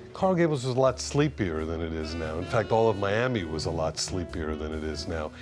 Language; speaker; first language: English; native; English